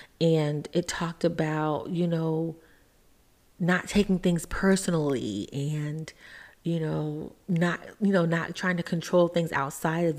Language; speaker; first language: English; native; English